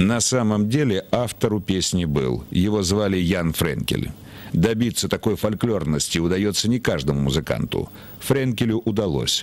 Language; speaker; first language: Russian; native; Russian